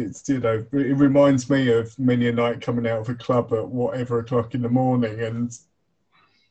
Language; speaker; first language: English; native; English